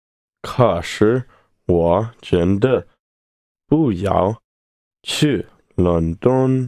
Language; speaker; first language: Chinese; non-native, learner; English